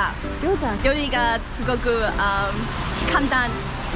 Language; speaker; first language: Japanese; non-native, learner; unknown